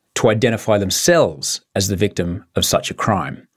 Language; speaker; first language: English; native; English